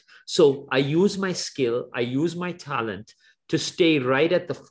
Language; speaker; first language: English; native; English